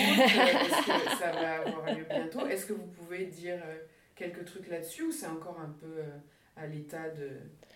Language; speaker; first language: French; native; French